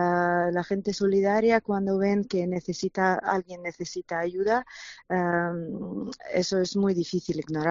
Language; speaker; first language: Spanish; non-native, fluent; Ukrainian